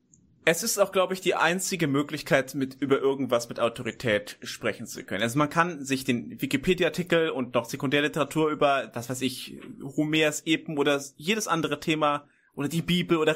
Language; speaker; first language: German; native; German